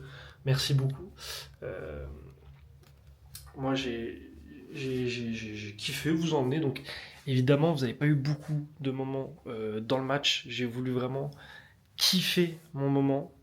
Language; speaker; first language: French; native; French